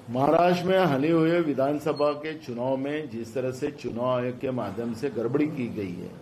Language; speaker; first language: Hindi; non-native, local second language; Marathi